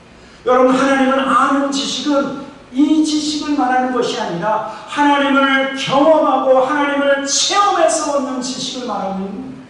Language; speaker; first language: Korean; native; Korean